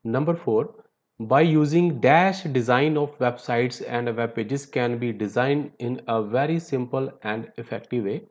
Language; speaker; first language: English; non-native, local second language; Punjabi